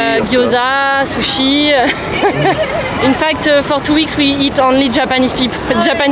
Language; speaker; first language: English; non-native, fluent; French